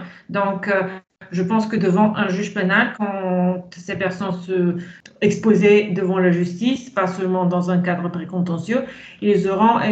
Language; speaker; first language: French; non-native, fluent; Bulgarian